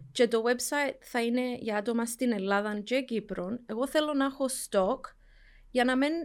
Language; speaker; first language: Greek; early bilingual, heritage; Greek